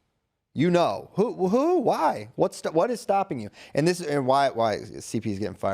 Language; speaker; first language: English; native; English